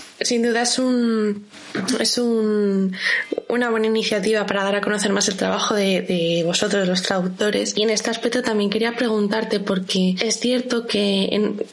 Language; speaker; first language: Spanish; native; Spanish